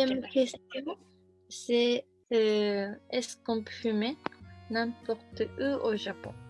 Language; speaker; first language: French; non-native, learner; Japanese